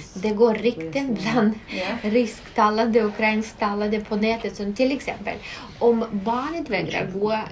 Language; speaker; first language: Swedish; non-native, fluent; Russian